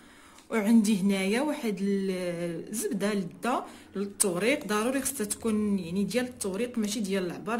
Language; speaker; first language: Arabic; native; Arabic